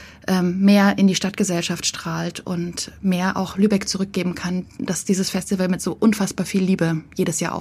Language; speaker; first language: German; native; German